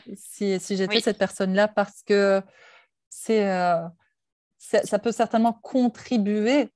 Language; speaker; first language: French; native; French